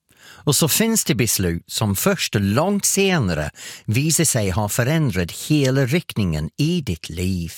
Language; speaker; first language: Swedish; non-native, fluent; English